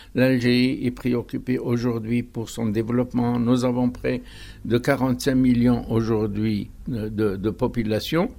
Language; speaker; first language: French; non-native, local second language; Arabic